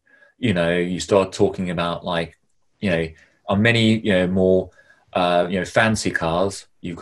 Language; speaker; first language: English; native; English